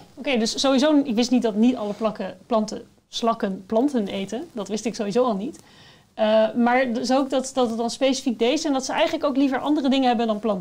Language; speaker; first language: Dutch; native; Dutch